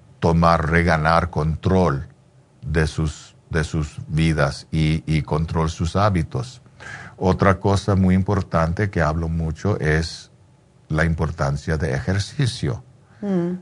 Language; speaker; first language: Spanish; early bilingual, heritage; English